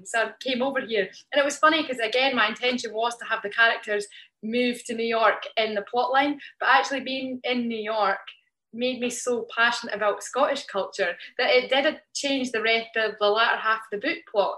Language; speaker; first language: English; native; English